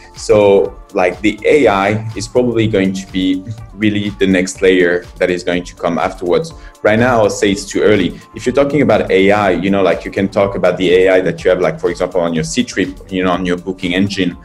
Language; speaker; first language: English; non-native, fluent; French